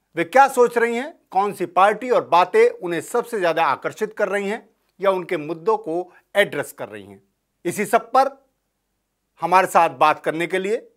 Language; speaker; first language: Hindi; native; Hindi